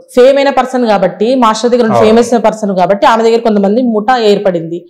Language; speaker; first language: Telugu; native; Telugu